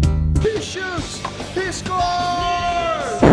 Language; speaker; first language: English; native; English